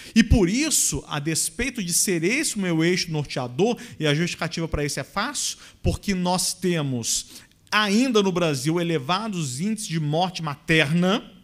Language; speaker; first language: Portuguese; native; Portuguese